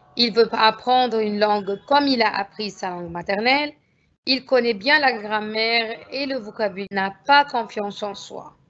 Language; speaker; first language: French; non-native, fluent; Arabic